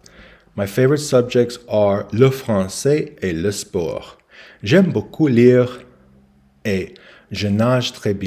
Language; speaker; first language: French; non-native, learner; English